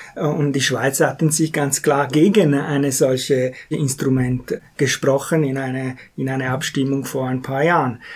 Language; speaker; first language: German; non-native, local second language; Italian